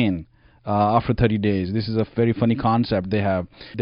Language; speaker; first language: English; non-native, local second language; Punjabi